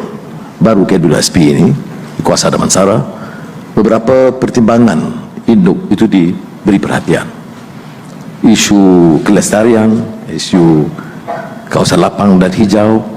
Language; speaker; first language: Malay; native; Malay